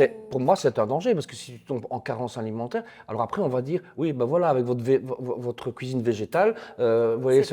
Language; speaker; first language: French; native; French